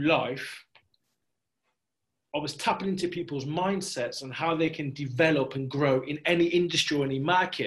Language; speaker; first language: English; native; English